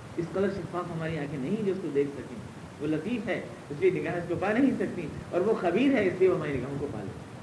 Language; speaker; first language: Urdu; native; Urdu